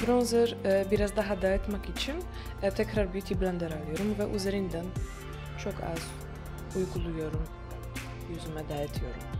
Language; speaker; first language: Turkish; non-native, fluent; Russian